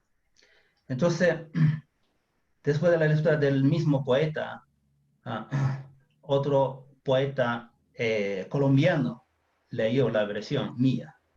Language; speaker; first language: Spanish; non-native, fluent; Chinese